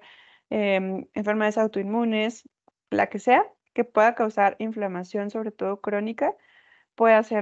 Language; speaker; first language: Spanish; native; Spanish